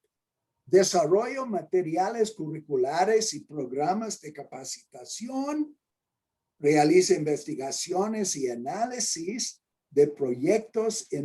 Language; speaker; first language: Spanish; non-native, fluent; English